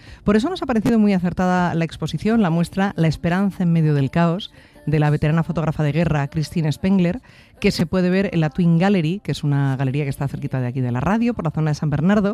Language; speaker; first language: Spanish; native; Spanish